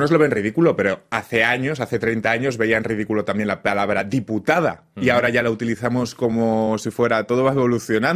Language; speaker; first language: Spanish; native; Spanish